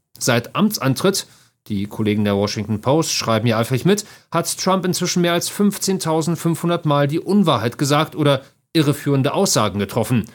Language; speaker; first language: German; native; German